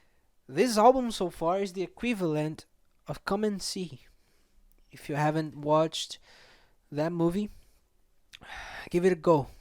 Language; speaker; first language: English; non-native, fluent; Portuguese